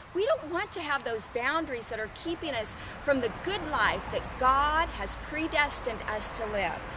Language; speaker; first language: English; native; English